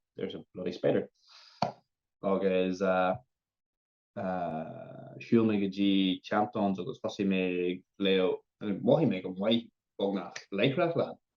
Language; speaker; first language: Irish; native; Irish